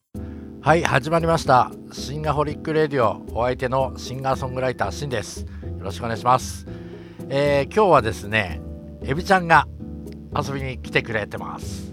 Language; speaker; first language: Japanese; native; Japanese